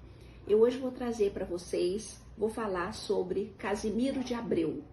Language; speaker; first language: Portuguese; native; Portuguese